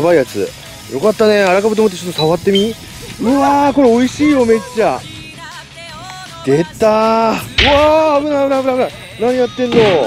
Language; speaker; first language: Japanese; native; Japanese